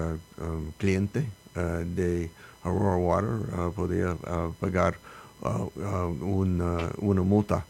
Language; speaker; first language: Spanish; non-native, learner; English